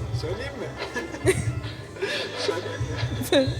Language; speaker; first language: Turkish; native; Turkish